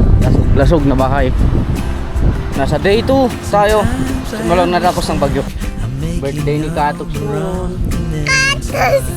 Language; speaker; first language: Filipino; non-native, local second language; Iloko